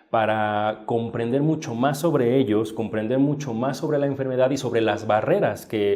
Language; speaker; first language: Spanish; native; Spanish